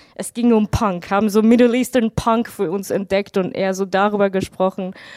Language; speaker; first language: German; non-native, fluent; Persian